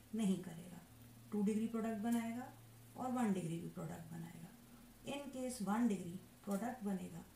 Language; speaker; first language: Hindi; native; Hindi